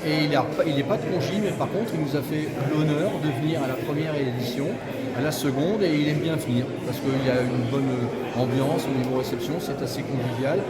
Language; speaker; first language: French; native; French